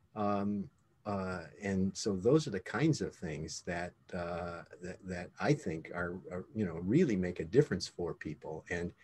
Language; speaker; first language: English; native; English